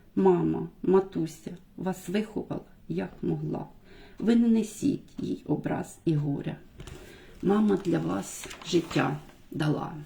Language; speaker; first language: Ukrainian; native; Ukrainian